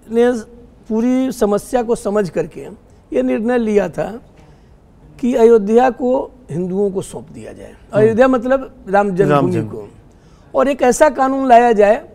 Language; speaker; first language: Hindi; native; Hindi